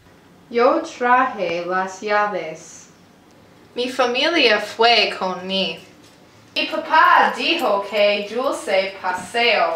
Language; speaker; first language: Spanish; non-native, learner; English